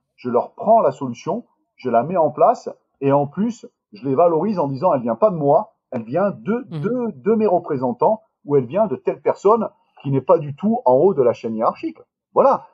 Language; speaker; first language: French; native; French